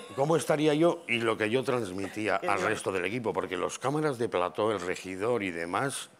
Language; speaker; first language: Spanish; native; Spanish